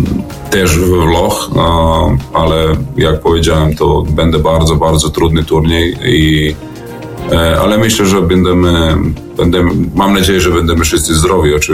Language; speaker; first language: Polish; non-native, fluent; Serbian